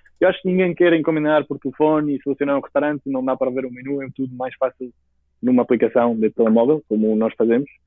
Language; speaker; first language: Portuguese; non-native, fluent; Spanish